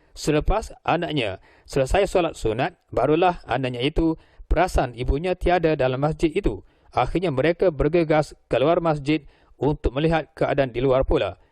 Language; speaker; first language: Malay; native; Malay